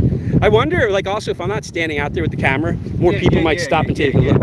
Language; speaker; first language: English; native; English